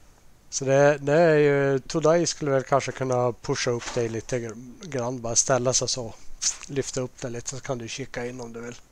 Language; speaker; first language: Swedish; native; Swedish